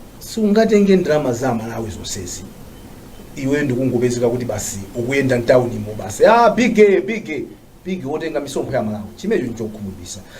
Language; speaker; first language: Nyanja; native; Nyanja